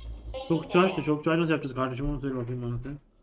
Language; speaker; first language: Turkish; native; Turkish